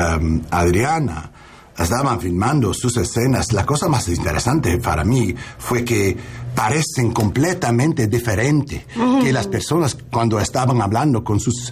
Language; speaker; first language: Spanish; non-native, learner; English